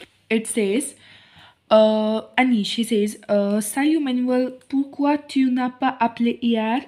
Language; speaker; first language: French; non-native, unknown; Hindi